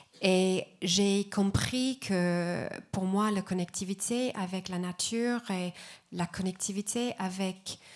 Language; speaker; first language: French; non-native, fluent; English